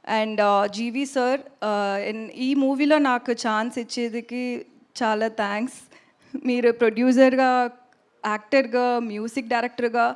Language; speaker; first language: Telugu; non-native, local second language; Tamil